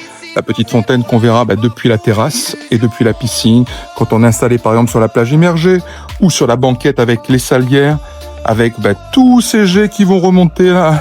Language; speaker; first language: French; native; French